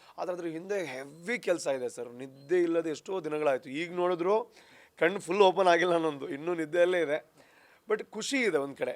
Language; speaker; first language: Kannada; non-native, local second language; Tulu